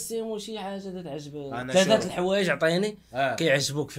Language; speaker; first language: Arabic; native; Arabic